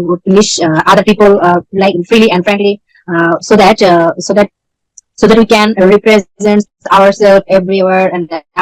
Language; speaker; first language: English; non-native, learner; Bangla